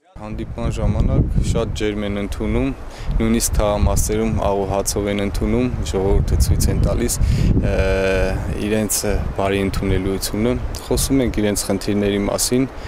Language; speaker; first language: Armenian; native; Armenian